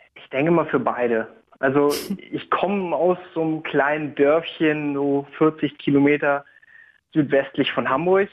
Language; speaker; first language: German; native; German